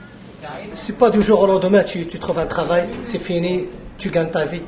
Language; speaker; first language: French; non-native, local second language; Arabic